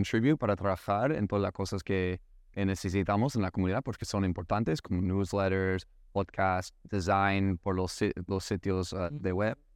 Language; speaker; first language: Spanish; non-native, learner; English